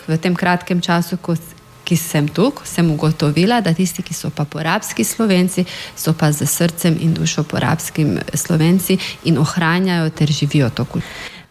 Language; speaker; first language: Slovenian; native; Slovenian